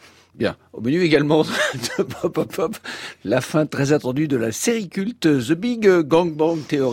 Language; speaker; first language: French; native; French